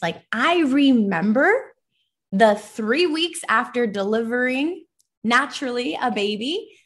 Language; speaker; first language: English; native; English